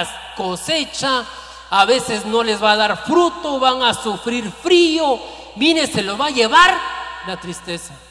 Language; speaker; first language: Spanish; native; Spanish